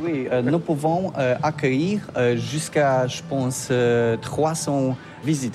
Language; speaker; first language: French; non-native, learner; Polish